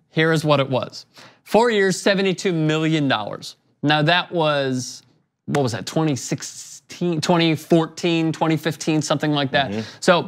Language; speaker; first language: English; native; English